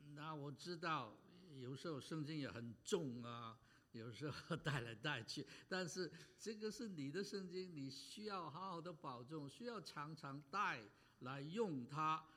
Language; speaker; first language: Chinese; native; Chinese